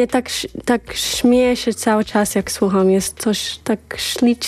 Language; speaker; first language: Polish; non-native, learner; English